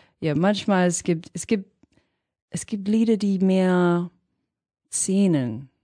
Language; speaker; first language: German; non-native, fluent; English